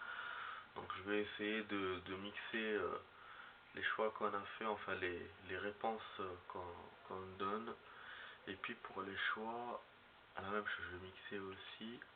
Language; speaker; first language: French; native; French